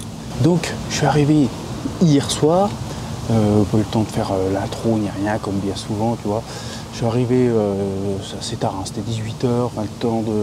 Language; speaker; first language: French; native; French